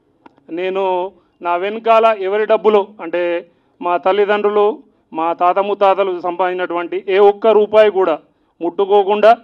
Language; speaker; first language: Telugu; native; Telugu